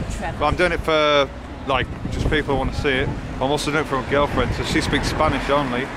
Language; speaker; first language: English; native; English